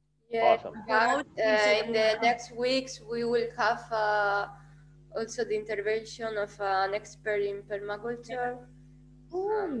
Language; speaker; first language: English; non-native, fluent; Spanish